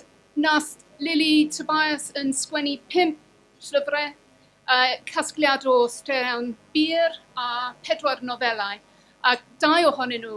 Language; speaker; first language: Welsh; non-native, fluent; English